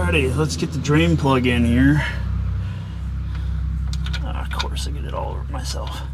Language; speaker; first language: English; native; English